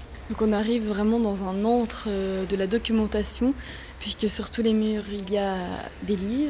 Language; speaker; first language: French; native; French